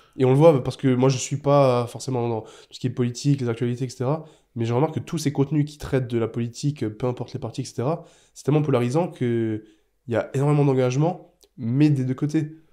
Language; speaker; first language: French; native; French